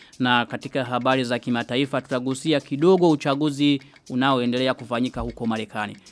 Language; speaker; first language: Swahili; non-native, local second language; Rundi